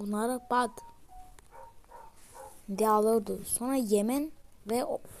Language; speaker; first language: Turkish; early bilingual, heritage; Turkish